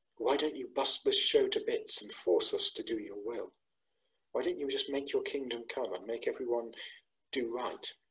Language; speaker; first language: English; native; English